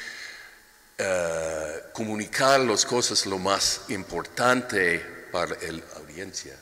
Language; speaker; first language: Spanish; non-native, learner; English